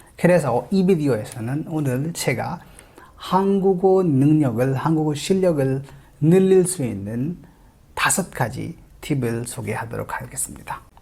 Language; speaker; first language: Korean; non-native, fluent; Hindi